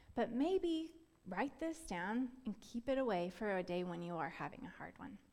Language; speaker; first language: English; native; English